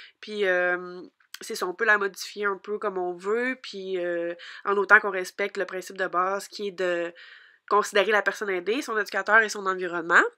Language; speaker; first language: French; native; French